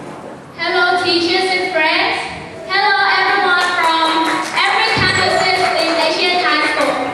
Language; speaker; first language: English; non-native, learner; Vietnamese